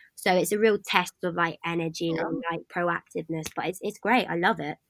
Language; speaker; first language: English; native; English